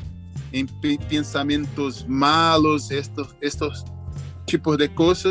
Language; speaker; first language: Spanish; non-native, learner; Portuguese